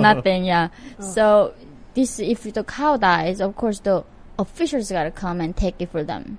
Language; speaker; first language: English; non-native, fluent; Korean